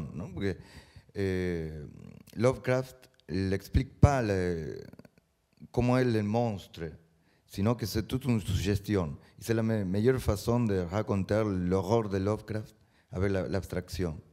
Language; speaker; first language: French; non-native, learner; Spanish